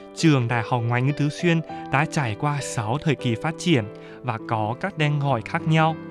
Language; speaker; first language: Vietnamese; non-native, fluent; Chinese